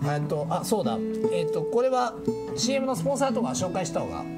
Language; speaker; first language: Japanese; native; Japanese